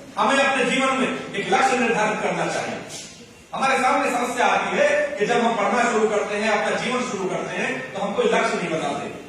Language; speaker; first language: Hindi; native; Hindi